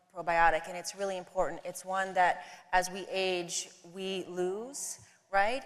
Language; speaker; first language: English; native; English